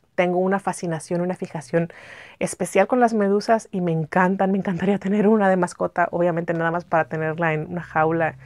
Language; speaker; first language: Spanish; native; Spanish